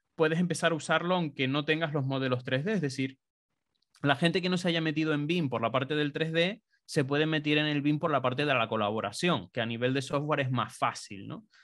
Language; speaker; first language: Spanish; native; Spanish